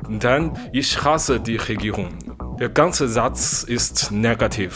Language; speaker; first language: German; non-native, learner; Chinese